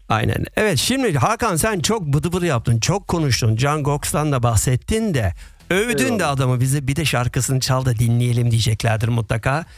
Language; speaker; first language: Turkish; early bilingual, other home language; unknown